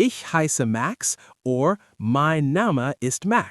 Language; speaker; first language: German; non-native, learner; English